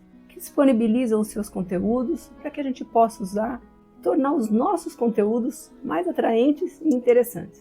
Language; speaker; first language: Portuguese; native; Portuguese